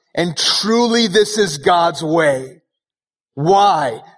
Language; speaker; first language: English; early bilingual, other home language; Persian